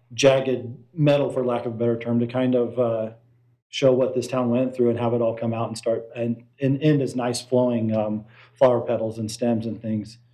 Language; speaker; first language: English; native; English